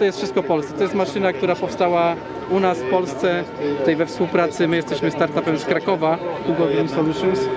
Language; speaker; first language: Polish; native; Polish